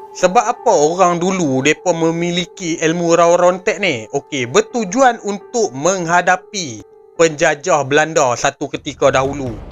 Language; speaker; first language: Malay; native; Malay